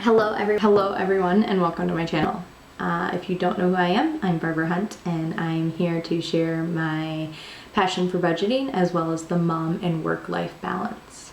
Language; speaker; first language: English; native; English